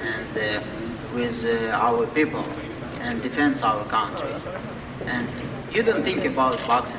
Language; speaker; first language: English; non-native, fluent; Ukrainian